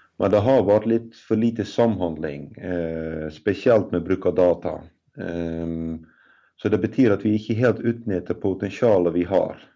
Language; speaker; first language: Norwegian; non-native, fluent; Dutch